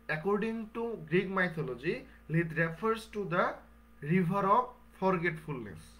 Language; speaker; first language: English; non-native, local second language; Bangla